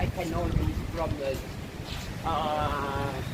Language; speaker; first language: English; non-native, learner; Thai